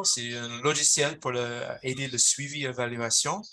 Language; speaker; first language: French; non-native, fluent; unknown